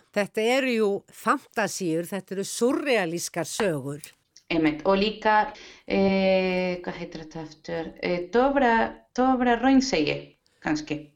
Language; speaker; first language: Icelandic; non-native, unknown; Spanish